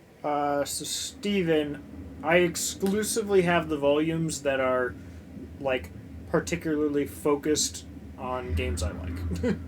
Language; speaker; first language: English; native; English